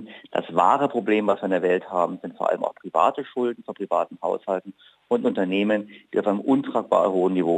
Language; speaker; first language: German; native; German